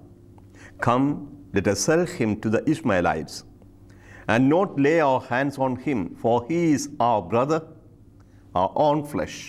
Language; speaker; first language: English; non-native, local second language; Malayalam